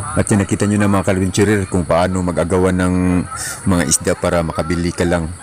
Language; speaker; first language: Filipino; non-native, local second language; Cebuano